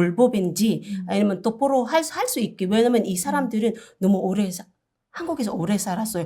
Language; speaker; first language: Korean; non-native, learner; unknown